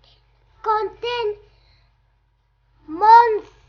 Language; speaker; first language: French; non-native, learner; Arabic